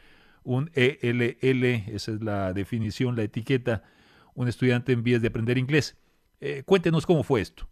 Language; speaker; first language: Spanish; native; Spanish